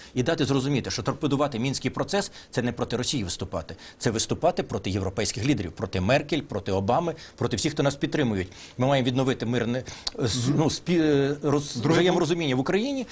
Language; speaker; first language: Ukrainian; native; Ukrainian